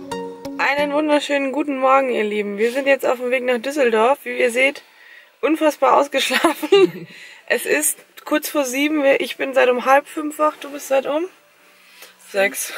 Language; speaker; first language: German; native; German